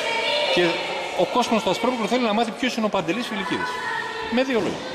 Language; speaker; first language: Greek; native; Greek